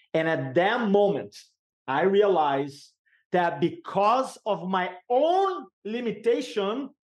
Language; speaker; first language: English; non-native, fluent; Portuguese